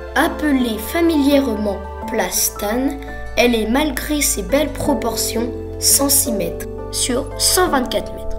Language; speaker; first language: French; native; French